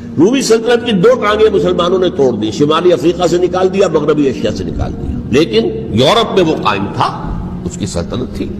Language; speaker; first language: Urdu; native; Urdu